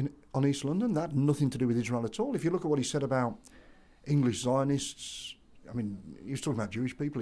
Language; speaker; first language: English; native; English